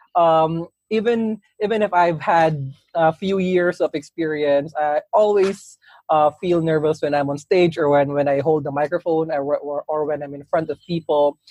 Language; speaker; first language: English; non-native, local second language; Cebuano